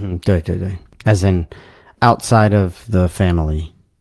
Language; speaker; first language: English; native; English